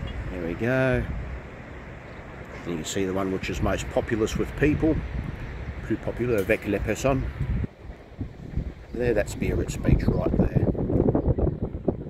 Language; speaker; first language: English; native; English